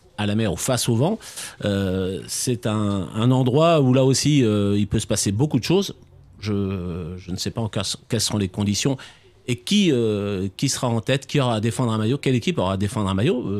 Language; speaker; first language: French; native; French